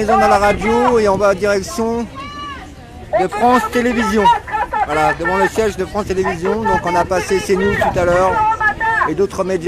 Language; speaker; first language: French; native; French